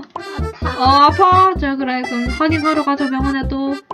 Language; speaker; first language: Korean; native; Korean